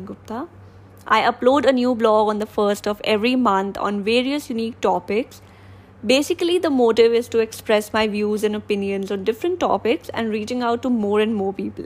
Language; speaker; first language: English; non-native, local second language; Hindi